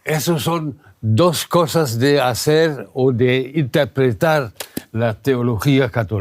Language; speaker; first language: Spanish; non-native, fluent; German